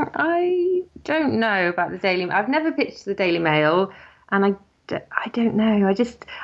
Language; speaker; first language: English; native; English